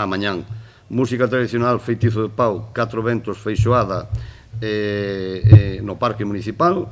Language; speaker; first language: Galician; native; Galician